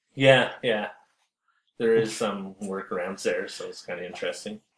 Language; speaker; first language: English; native; English